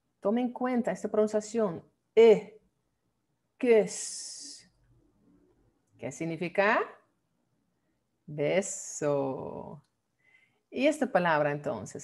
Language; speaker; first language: Spanish; non-native, fluent; Dutch